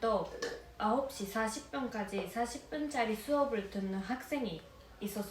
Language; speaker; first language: Korean; non-native, fluent; Japanese